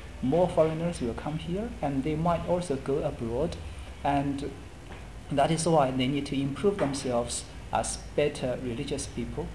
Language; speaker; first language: English; non-native, fluent; Chinese